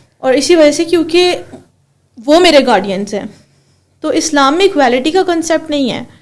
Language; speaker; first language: Urdu; early bilingual, heritage; Urdu